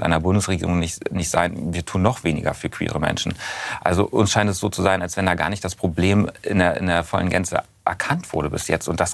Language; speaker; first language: German; native; German